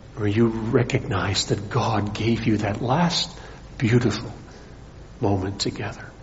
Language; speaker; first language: English; early bilingual, other home language; Dutch